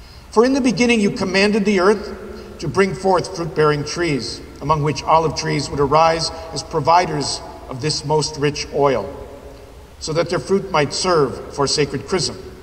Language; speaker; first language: English; native; English